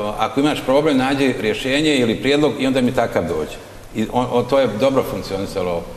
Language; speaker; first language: Bosnian; native; Bosnian